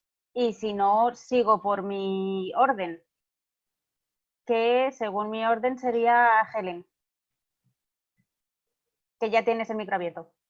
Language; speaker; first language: Spanish; native; Spanish